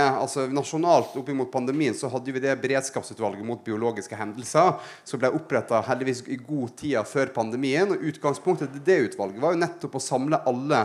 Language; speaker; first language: Norwegian; native; Norwegian